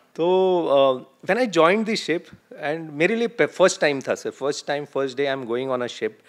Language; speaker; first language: Hindi; non-native, local second language; Malayalam